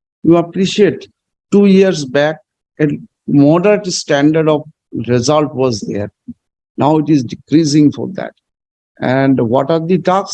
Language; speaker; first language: English; non-native, local second language; Bangla